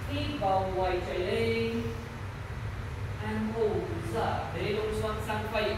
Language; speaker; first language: Vietnamese; non-native, learner; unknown